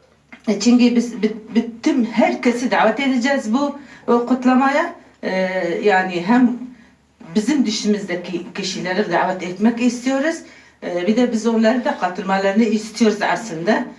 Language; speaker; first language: Turkish; non-native, local second language; Kurdish